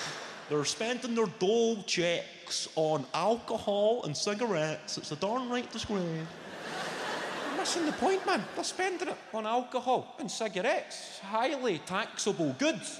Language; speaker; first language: English; native; English